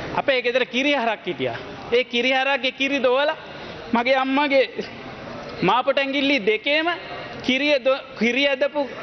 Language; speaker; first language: Sinhala; native; Sinhala